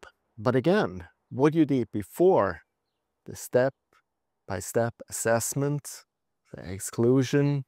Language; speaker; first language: English; non-native, fluent; German